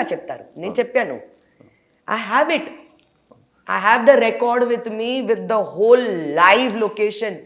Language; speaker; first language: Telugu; non-native, learner; Hindi